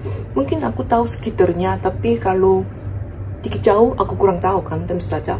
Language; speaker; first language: Indonesian; non-native, fluent; Korean